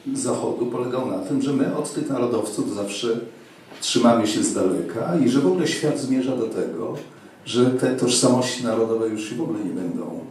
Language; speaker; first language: Polish; native; Polish